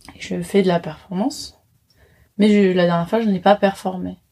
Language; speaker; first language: French; native; French